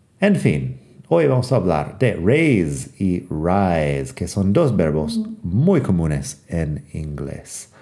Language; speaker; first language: Spanish; non-native, fluent; English